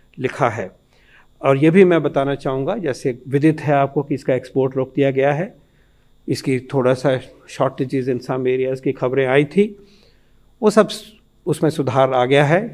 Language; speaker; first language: Hindi; native; Hindi